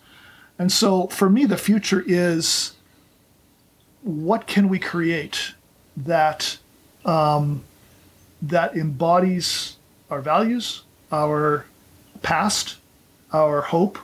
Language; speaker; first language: English; native; English